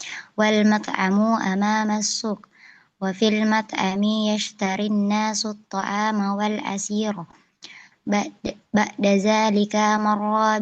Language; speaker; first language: Arabic; non-native, learner; Indonesian